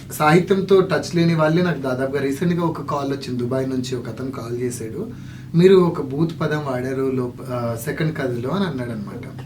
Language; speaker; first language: Telugu; non-native, local second language; Lambadi